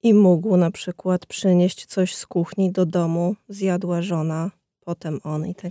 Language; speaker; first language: Polish; native; Polish